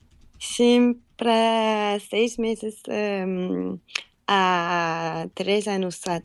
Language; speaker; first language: Portuguese; non-native, learner; French